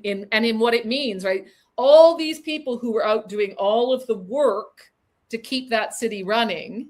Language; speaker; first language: English; native; English